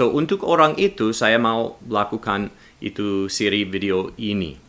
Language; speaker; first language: Indonesian; non-native, learner; English